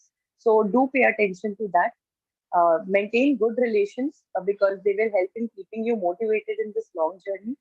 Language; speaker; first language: English; non-native, local second language; Hindi